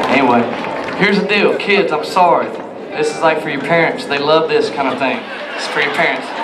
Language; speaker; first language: English; native; English